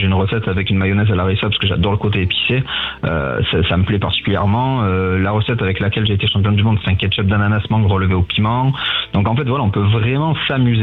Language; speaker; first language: French; native; French